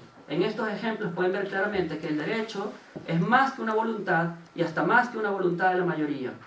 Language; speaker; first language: Spanish; native; Spanish